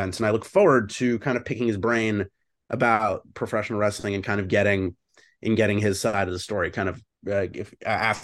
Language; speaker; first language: English; native; English